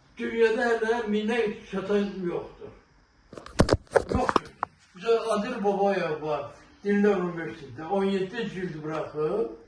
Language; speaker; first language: Azerbaijani; non-native, local second language; Talysh